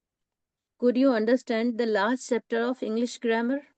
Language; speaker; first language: English; non-native, local second language; Hindi